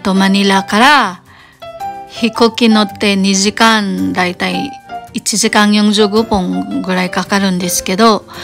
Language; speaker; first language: Japanese; non-native, fluent; Cebuano